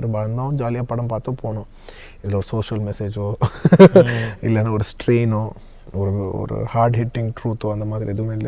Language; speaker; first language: Tamil; non-native, local second language; Telugu